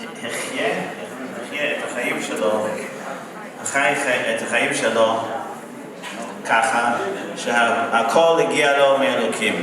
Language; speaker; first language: Hebrew; non-native, fluent; English